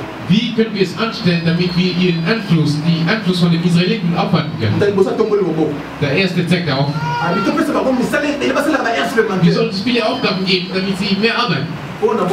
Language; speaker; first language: German; non-native, learner; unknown